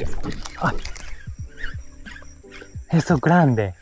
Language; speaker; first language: Spanish; non-native, learner; Japanese